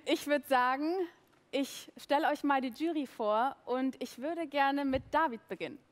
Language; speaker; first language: German; native; German